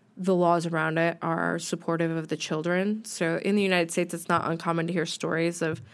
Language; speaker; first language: English; native; English